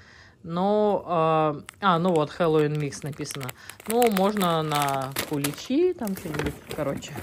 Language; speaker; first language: Russian; native; Russian